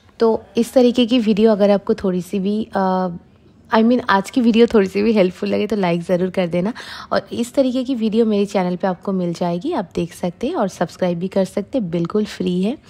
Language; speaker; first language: Hindi; non-native, local second language; Bangla